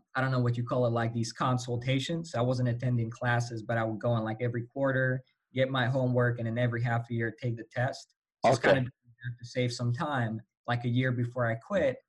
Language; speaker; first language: English; non-native, fluent; Slovak